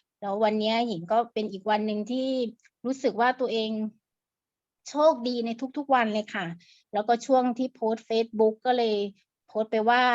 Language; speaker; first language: Thai; native; Thai